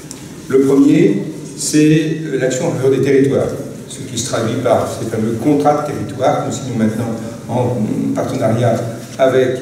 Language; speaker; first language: French; native; French